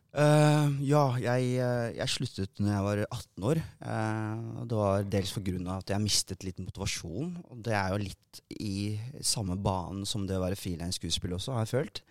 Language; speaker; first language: Norwegian; early bilingual, other home language; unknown